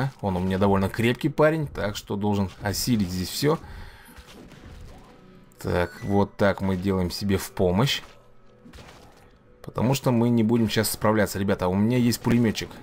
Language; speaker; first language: Russian; native; Russian